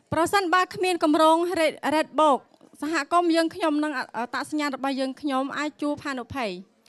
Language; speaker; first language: Khmer; non-native, local second language; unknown